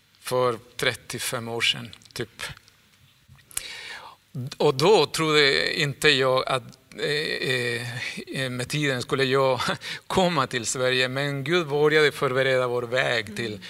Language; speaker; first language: Swedish; non-native, fluent; Spanish